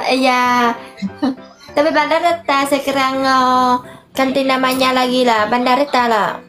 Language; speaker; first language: Indonesian; non-native, learner; Vietnamese